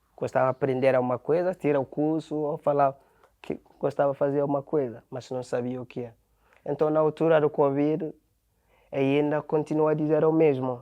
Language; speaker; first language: Portuguese; non-native, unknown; Akan